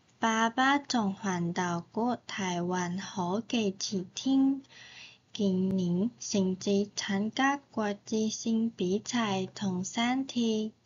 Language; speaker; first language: Cantonese; non-native, learner; Chinese